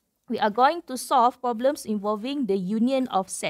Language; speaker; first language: English; non-native, local second language; Malay